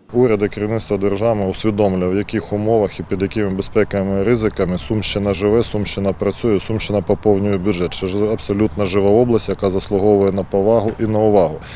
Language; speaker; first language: Ukrainian; native; Ukrainian